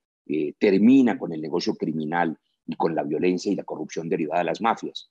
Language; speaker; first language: Spanish; native; Spanish